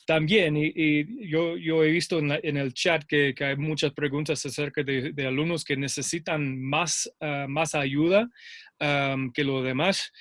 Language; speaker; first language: Spanish; non-native, fluent; English